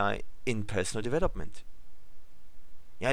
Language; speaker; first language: English; non-native, fluent; German